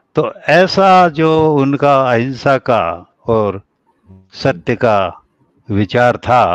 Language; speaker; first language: Hindi; native; Hindi